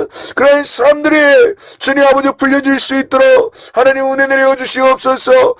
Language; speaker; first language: Korean; native; Korean